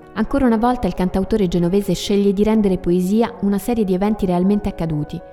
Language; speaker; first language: Italian; native; Italian